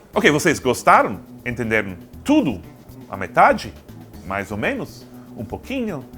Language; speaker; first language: Portuguese; non-native, fluent; English